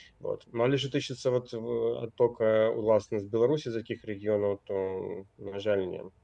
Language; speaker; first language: Belarusian; non-native, local second language; Russian